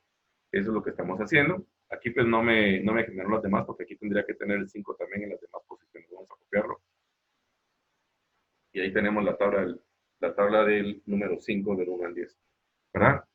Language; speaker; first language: Spanish; native; Spanish